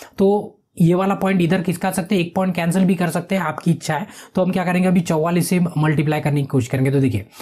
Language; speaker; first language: Hindi; non-native, local second language; Marathi